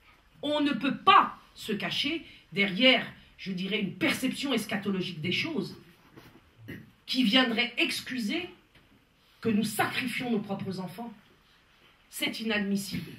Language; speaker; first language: French; native; French